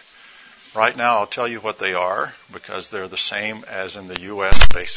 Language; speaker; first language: English; native; English